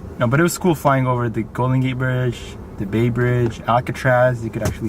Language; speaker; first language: English; native; English